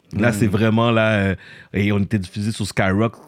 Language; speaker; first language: French; native; French